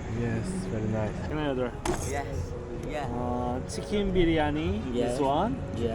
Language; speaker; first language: English; non-native, learner; Korean